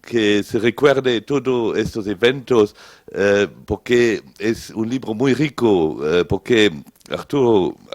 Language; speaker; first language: Spanish; non-native, learner; Luxembourgish